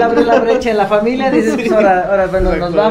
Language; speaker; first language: Spanish; native; Spanish